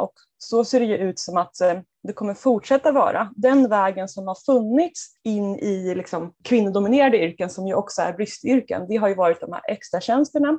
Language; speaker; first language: Swedish; native; Swedish